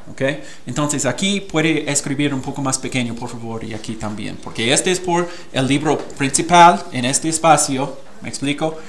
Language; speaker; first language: Spanish; non-native, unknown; English